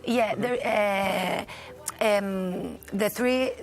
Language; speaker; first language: English; non-native, learner; Catalan